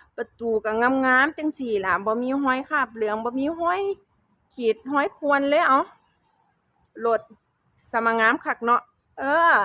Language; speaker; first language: Thai; non-native, local second language; Northeastern Thai